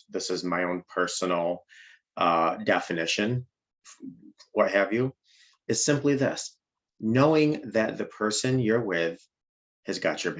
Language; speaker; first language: English; native; English